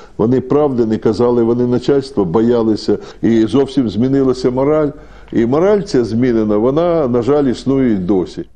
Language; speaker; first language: Ukrainian; native; Ukrainian